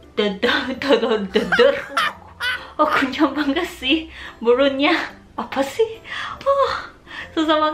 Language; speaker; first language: Indonesian; non-native, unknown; Japanese